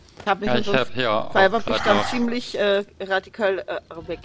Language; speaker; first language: German; native; German